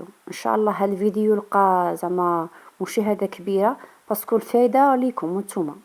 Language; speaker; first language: Arabic; native; Arabic